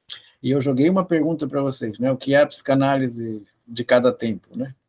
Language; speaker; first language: Portuguese; native; Portuguese